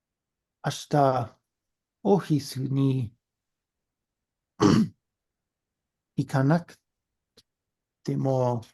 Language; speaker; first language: Japanese; non-native, learner; English